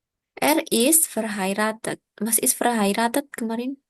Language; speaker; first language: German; non-native, fluent; Indonesian